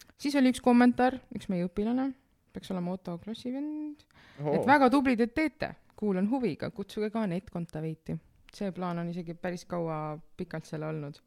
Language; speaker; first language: Estonian; native; Estonian